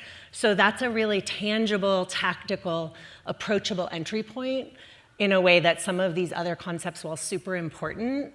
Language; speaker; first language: English; native; English